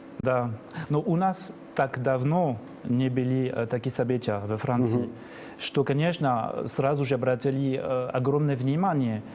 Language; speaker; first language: Russian; non-native, fluent; French